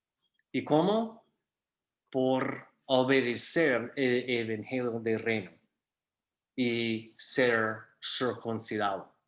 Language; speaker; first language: Spanish; non-native, fluent; English